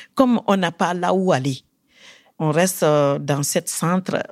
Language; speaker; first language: French; non-native, local second language; Bambara